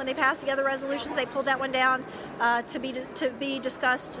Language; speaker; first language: English; native; English